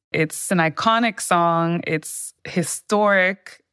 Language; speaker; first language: English; early bilingual, other home language; Spanish